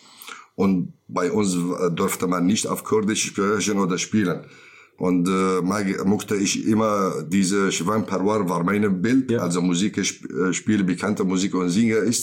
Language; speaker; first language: German; non-native, learner; Kurdish